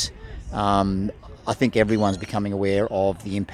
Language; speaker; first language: English; native; English